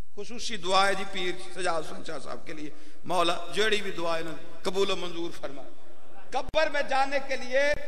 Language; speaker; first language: Urdu; non-native, local second language; Punjabi